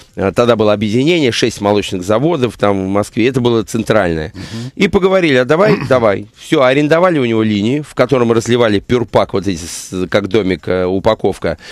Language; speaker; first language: Russian; native; Russian